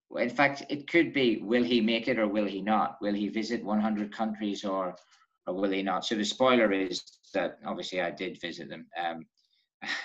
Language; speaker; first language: English; native; English